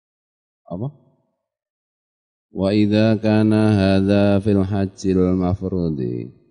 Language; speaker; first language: Arabic; non-native, fluent; Javanese